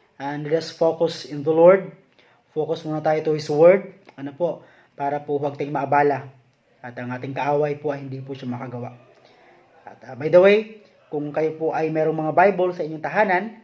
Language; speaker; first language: Filipino; non-native, local second language; Cebuano